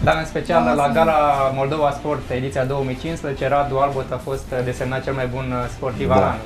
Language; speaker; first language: Romanian; native; Romanian